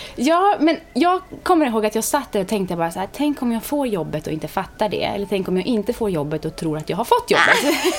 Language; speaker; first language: Swedish; non-native, fluent; Romanian